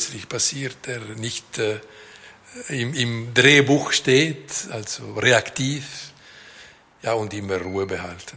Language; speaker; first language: German; non-native, local second language; French